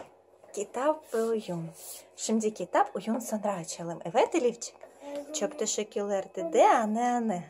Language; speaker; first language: Turkish; non-native, learner; Russian